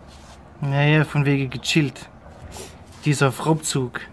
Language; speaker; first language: German; native; German